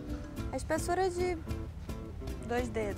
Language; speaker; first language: Portuguese; native; Portuguese